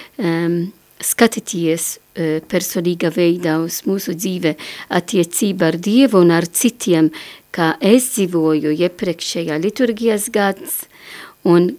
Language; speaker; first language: Latvian; non-native, learner; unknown